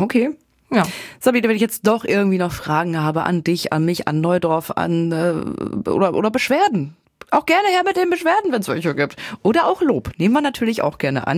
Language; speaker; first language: German; native; German